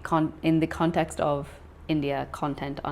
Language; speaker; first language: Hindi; non-native, learner; English